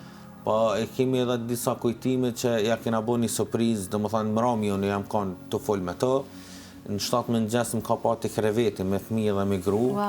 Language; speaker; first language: Albanian; early bilingual, other home language; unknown